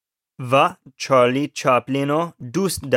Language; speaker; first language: Persian; non-native, learner; English